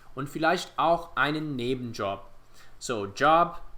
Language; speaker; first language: German; non-native, fluent; English